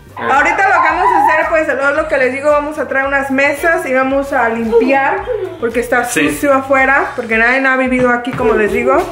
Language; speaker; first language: Spanish; early bilingual, heritage; Spanish